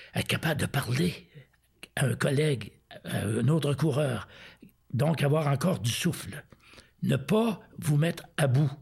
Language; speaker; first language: French; native; French